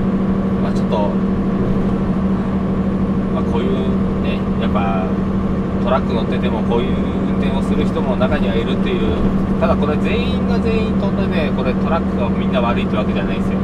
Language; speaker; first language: Japanese; native; Japanese